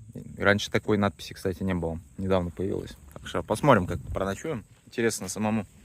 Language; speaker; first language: Russian; native; Russian